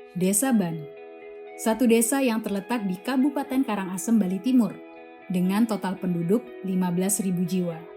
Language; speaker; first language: Indonesian; native; Indonesian